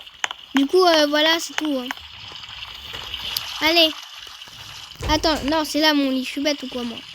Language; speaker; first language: French; native; French